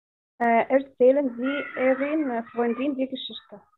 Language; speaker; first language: German; non-native, learner; Arabic